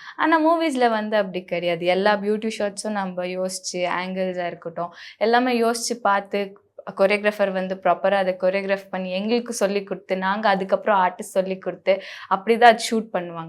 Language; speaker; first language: Tamil; non-native, local second language; Bangla